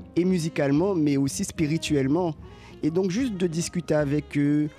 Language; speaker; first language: French; native; French